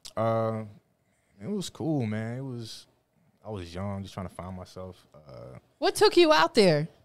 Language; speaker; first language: English; native; English